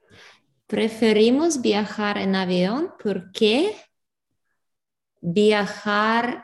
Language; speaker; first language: Spanish; non-native, learner; English